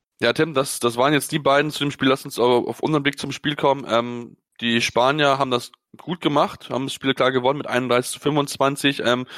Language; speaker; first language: German; native; German